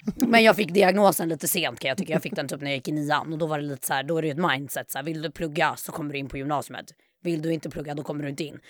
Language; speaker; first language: Swedish; native; Swedish